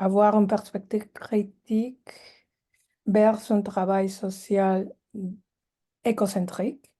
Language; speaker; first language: French; non-native, fluent; Spanish